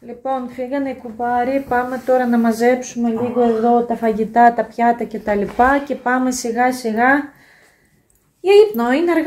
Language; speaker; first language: Greek; native; Greek